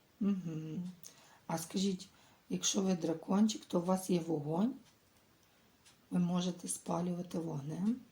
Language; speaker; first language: Ukrainian; native; Ukrainian